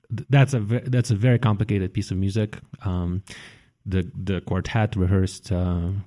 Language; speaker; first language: English; early bilingual, other home language; Russian